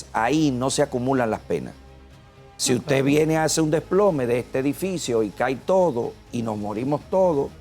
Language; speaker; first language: Spanish; native; Spanish